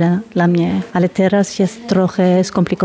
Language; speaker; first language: Polish; non-native, learner; German